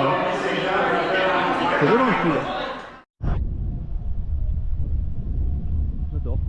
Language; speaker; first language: French; native; French